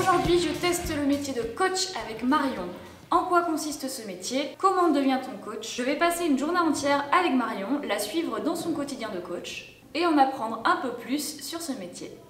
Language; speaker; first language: French; native; French